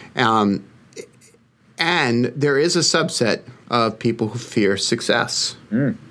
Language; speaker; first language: English; native; English